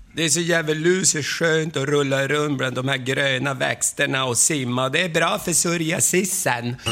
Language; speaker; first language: Swedish; native; Swedish